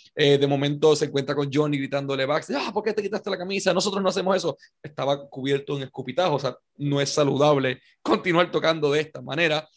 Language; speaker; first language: Spanish; native; Spanish